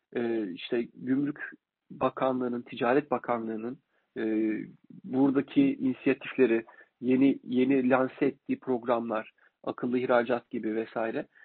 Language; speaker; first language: Turkish; native; Turkish